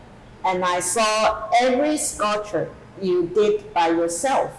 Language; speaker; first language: English; non-native, fluent; Chinese